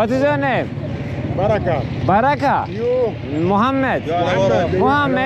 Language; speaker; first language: English; non-native, learner; Turkish